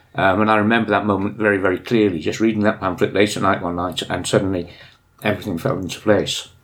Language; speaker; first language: English; native; English